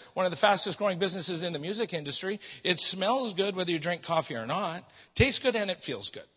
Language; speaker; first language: English; native; English